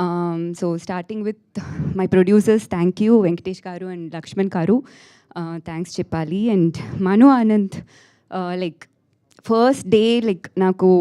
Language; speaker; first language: Telugu; non-native, learner; Tamil